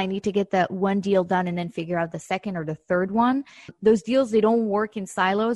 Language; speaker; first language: English; non-native, fluent; Hebrew